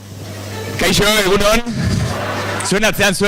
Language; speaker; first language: Basque; native; Basque